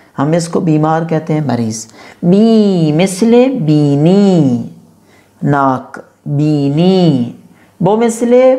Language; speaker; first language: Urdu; non-native, local second language; Punjabi